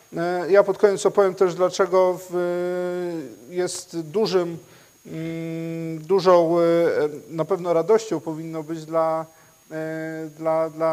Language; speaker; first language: Polish; native; Polish